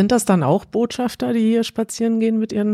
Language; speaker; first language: German; native; German